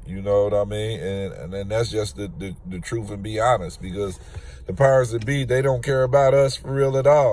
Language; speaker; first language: English; native; English